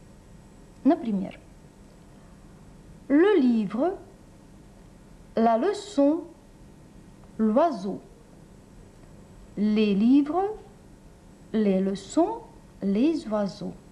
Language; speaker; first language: French; non-native, fluent; Russian